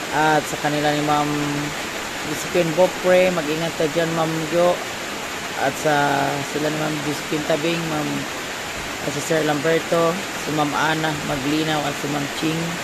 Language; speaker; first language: Filipino; non-native, local second language; Cebuano